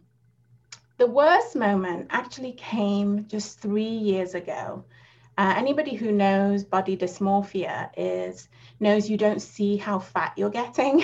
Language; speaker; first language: English; native; English